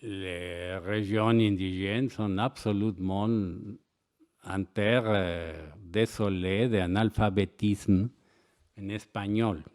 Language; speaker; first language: French; non-native, learner; Spanish